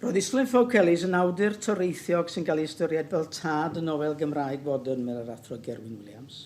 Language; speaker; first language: Welsh; native; Welsh